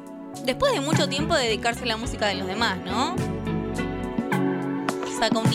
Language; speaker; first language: Spanish; native; Spanish